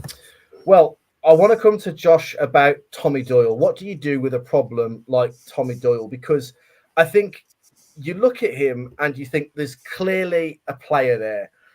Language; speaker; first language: English; native; English